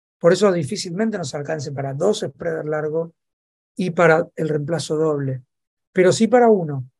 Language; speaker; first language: Spanish; native; Spanish